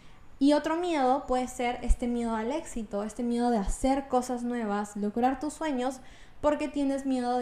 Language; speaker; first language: Spanish; native; Spanish